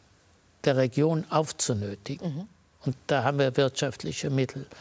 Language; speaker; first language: German; early bilingual, heritage; German